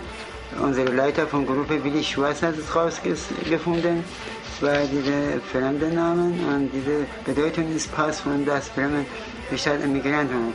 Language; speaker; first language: German; non-native, fluent; Kurdish